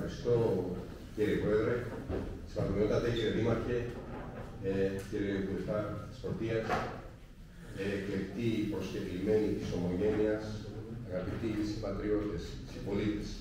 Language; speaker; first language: Greek; native; Greek